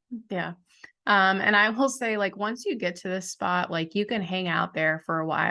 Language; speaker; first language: English; native; English